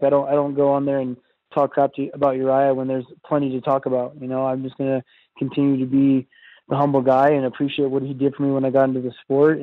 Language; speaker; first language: English; native; English